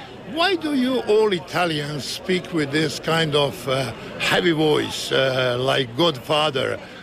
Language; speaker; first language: English; non-native, fluent; Croatian